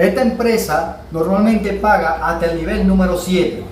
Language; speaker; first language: Spanish; native; Spanish